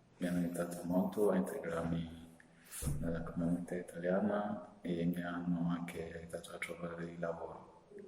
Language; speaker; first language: Italian; non-native, fluent; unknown